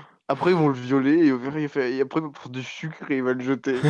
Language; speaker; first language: French; native; French